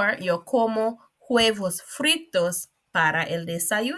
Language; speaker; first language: Spanish; non-native, fluent; English